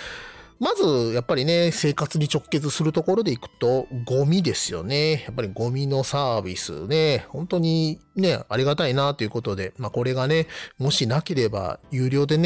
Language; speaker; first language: Japanese; native; Japanese